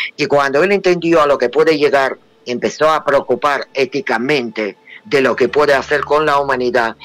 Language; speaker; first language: Spanish; non-native, fluent; Russian